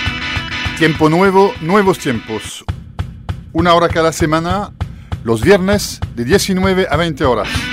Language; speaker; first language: Spanish; native; Spanish